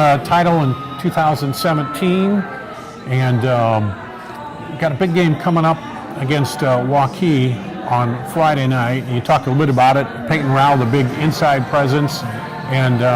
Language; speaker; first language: English; native; English